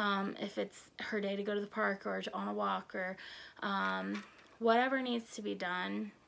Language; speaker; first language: English; native; English